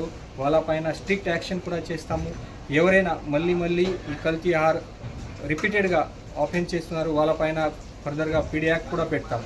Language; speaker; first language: Telugu; non-native, local second language; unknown